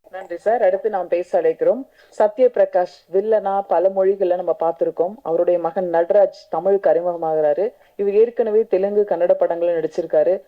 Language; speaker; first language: Tamil; native; Tamil